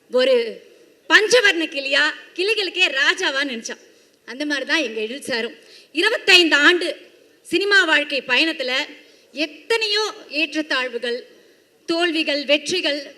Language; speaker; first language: Tamil; native; Tamil